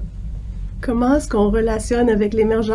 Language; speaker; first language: French; native; French